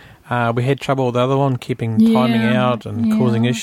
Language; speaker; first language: English; native; English